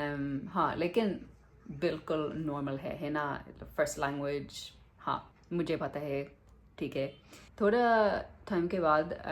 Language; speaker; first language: Hindi; non-native, learner; English